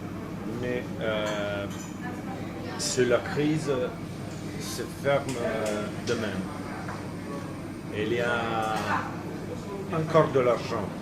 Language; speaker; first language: French; non-native, fluent; Italian